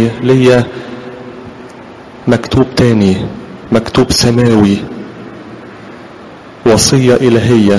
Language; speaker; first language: Arabic; native; Arabic